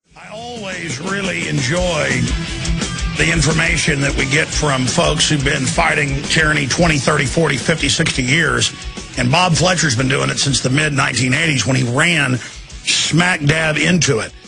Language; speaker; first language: English; native; English